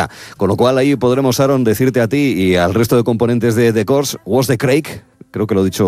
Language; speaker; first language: Spanish; native; Spanish